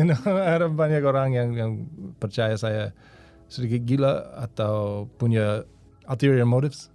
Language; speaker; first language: Indonesian; non-native, learner; English